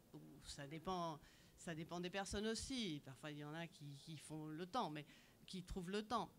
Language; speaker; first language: French; native; French